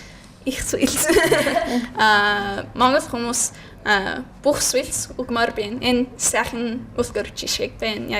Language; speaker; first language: Mongolian; non-native, learner; English